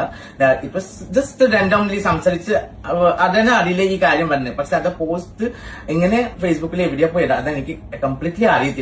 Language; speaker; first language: Malayalam; non-native, fluent; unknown